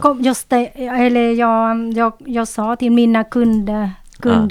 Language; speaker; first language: Swedish; non-native, learner; Vietnamese